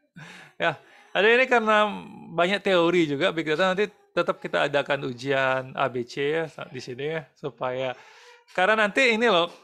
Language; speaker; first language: Indonesian; native; Indonesian